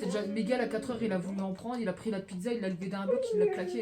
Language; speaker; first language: French; native; French